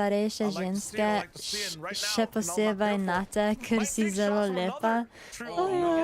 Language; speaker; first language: Slovenian; early bilingual, heritage; Slovenian